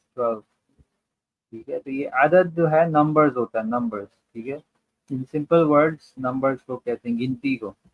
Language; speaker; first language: Urdu; native; Urdu